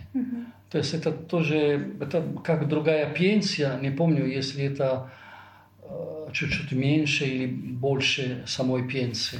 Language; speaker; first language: Russian; non-native, fluent; Italian